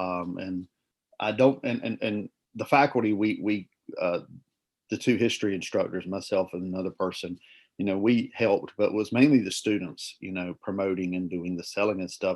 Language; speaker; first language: English; native; English